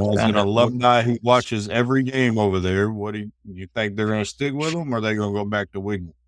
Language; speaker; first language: English; native; English